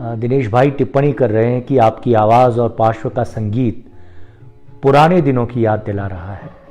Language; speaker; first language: Hindi; non-native, local second language; Marathi